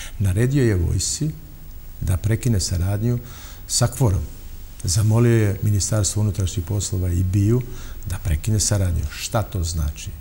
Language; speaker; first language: Bosnian; non-native, local second language; Albanian